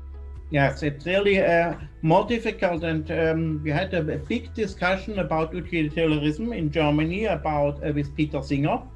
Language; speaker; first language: English; non-native, fluent; German